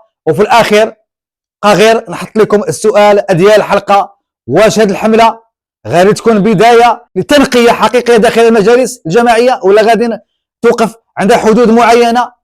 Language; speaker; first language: Arabic; native; Arabic